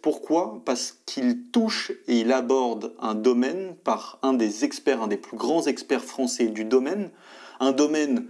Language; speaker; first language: French; native; French